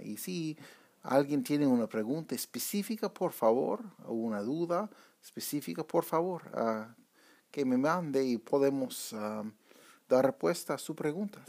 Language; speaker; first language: Spanish; non-native, fluent; English